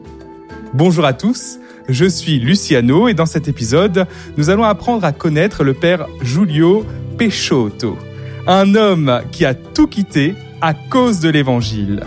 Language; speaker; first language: French; native; French